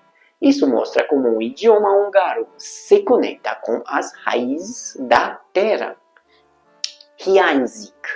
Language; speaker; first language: Portuguese; non-native, fluent; Hungarian